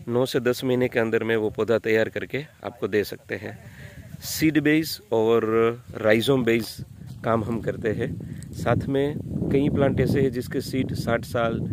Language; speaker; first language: Hindi; non-native, local second language; Gujarati